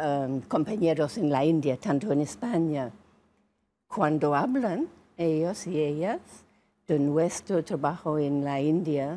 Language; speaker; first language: Spanish; non-native, fluent; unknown